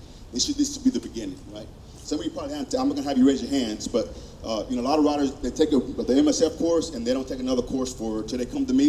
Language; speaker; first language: English; native; English